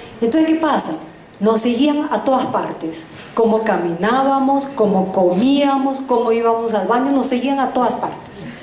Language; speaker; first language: Spanish; early bilingual, other home language; Chinese